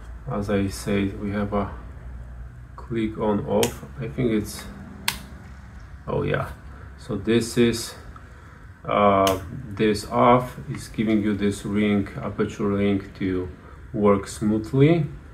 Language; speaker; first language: English; non-native, fluent; Polish